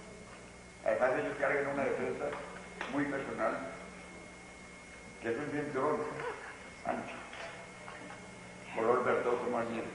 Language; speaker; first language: Spanish; native; Spanish